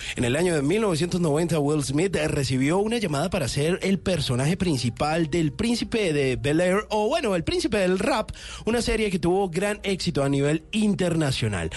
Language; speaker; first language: Spanish; native; Spanish